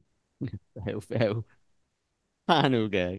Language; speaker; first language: Greek; non-native, learner; English